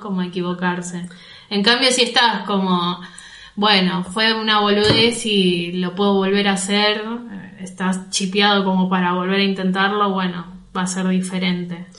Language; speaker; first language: Spanish; native; Spanish